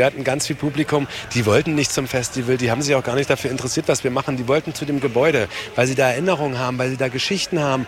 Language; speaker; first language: German; native; German